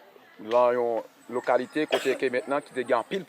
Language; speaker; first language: French; non-native, local second language; Haitian Creole